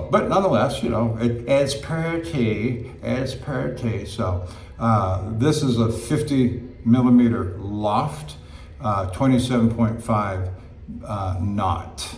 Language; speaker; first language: English; native; English